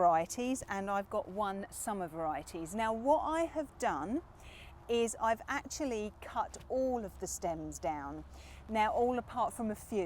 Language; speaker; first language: English; native; English